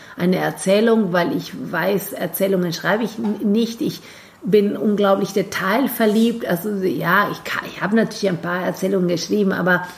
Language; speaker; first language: German; non-native, fluent; Spanish